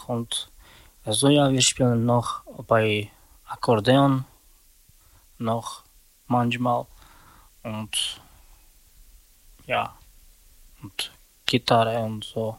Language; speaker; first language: German; non-native, learner; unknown